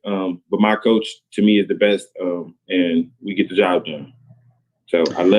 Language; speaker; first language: English; native; English